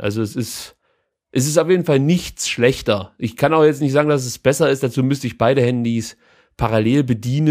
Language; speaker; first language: German; native; German